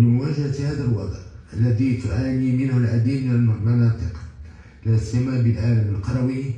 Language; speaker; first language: Arabic; native; Arabic